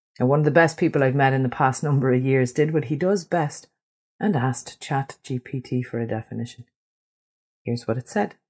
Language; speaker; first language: English; native; English